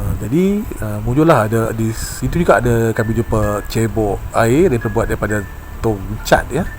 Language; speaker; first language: Malay; native; Malay